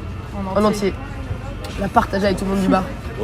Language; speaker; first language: French; native; French